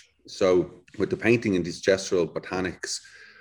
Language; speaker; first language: English; native; English